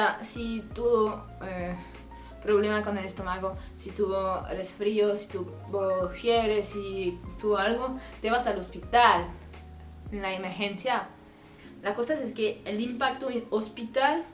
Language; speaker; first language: Spanish; non-native, learner; French